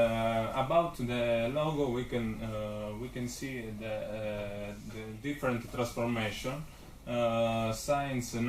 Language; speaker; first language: English; non-native, learner; Italian